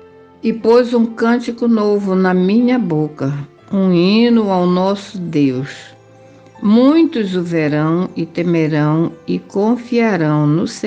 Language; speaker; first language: Portuguese; native; Portuguese